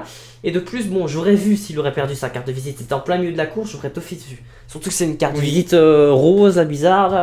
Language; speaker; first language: French; native; French